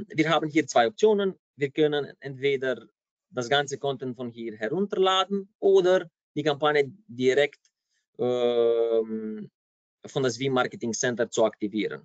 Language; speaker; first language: German; non-native, fluent; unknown